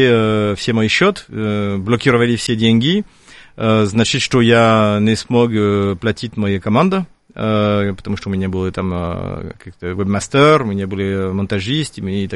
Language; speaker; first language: Russian; non-native, fluent; French